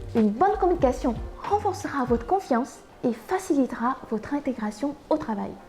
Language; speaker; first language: French; non-native, fluent; Vietnamese